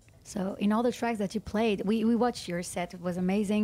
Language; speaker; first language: English; non-native, fluent; French